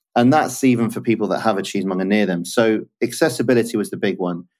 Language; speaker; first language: English; native; English